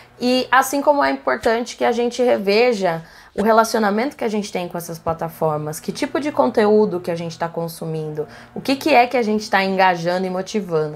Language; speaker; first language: Portuguese; native; Portuguese